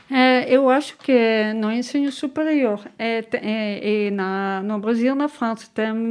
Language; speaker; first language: Portuguese; non-native, learner; Dutch